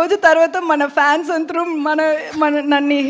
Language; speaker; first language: Telugu; non-native, learner; Tamil